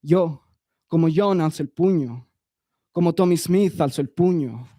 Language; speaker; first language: Spanish; early bilingual, other home language; English